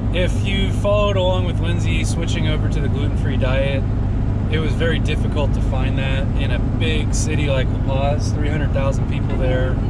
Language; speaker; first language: English; native; English